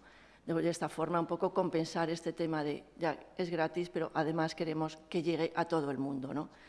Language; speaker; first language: Spanish; native; Spanish